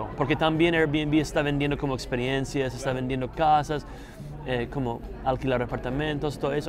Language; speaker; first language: Spanish; non-native, fluent; English